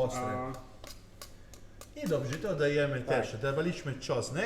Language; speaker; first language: Polish; non-native, learner; Italian